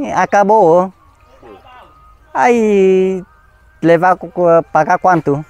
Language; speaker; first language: Portuguese; non-native, learner; Vietnamese